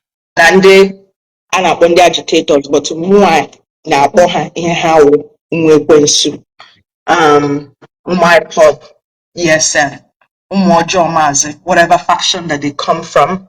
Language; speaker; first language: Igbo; early bilingual, heritage; Igbo